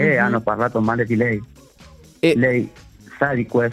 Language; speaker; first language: Italian; non-native, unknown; Spanish